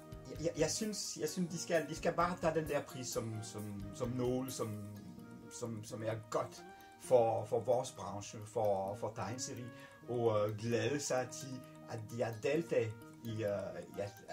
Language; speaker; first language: Danish; non-native, fluent; French